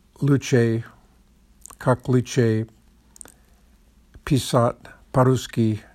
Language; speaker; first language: Russian; non-native, learner; English